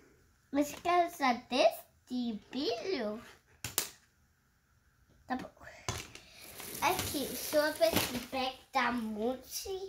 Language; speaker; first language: Portuguese; early bilingual, heritage; Portuguese